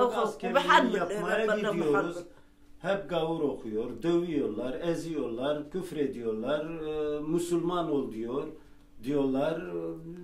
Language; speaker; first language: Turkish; non-native, local second language; Turoyo